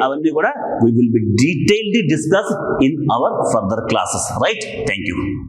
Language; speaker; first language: English; non-native, local second language; Telugu